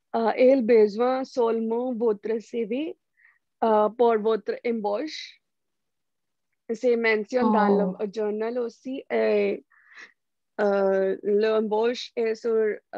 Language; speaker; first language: French; non-native, learner; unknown